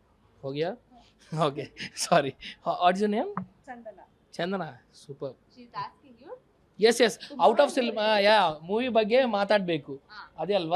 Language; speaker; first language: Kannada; non-native, learner; Telugu